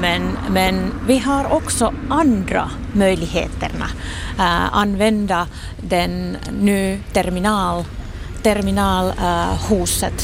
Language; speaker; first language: Swedish; non-native, local second language; Finnish